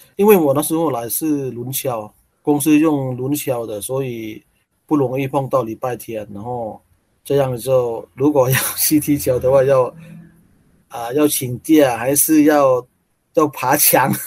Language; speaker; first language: Chinese; non-native, learner; Thai